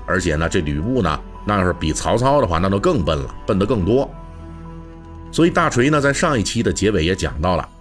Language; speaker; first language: Chinese; native; Chinese